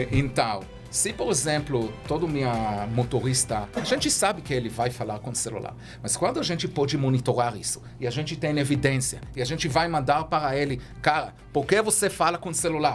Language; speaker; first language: Portuguese; non-native, learner; Hebrew